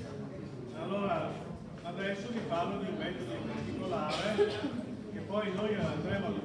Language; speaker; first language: Italian; native; Italian